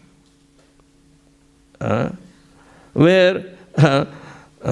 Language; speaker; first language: English; non-native, local second language; Gujarati